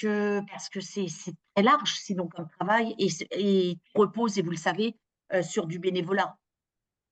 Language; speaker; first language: French; native; French